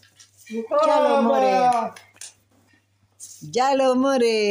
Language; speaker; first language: Italian; non-native, learner; Filipino